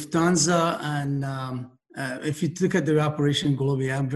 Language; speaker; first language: English; non-native, fluent; Persian